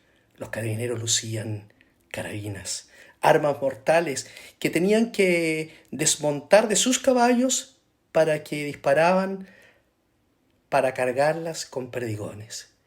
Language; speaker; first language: Spanish; native; Spanish